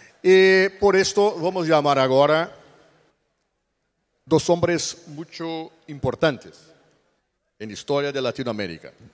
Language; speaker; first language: Spanish; non-native, learner; Portuguese